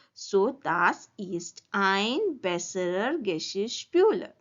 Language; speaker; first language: German; non-native, learner; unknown